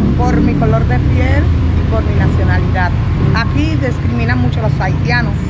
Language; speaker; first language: Spanish; early bilingual, other home language; Haitian Creole